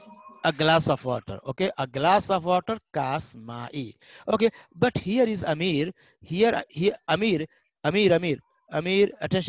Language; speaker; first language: English; non-native, fluent; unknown